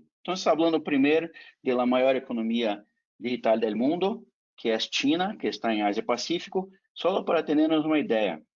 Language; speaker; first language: Spanish; non-native, fluent; Portuguese